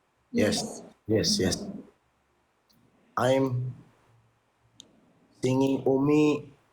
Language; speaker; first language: English; non-native, learner; Sundanese